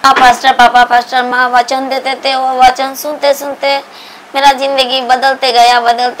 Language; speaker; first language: Hindi; non-native, local second language; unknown